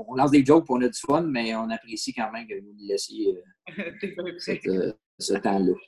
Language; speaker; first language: French; native; French